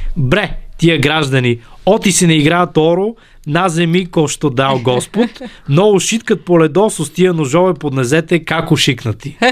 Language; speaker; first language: Bulgarian; native; Bulgarian